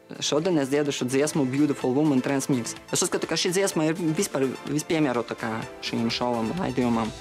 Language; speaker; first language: Latvian; non-native, local second language; Russian